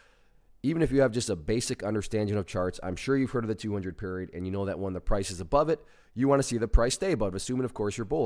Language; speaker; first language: English; native; English